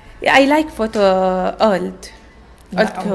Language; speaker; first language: English; non-native, learner; Arabic